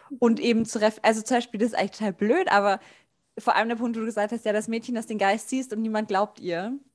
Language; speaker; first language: German; native; German